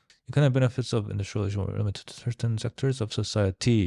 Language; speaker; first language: English; non-native, fluent; Korean